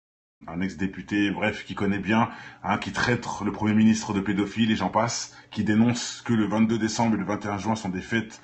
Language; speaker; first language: French; native; French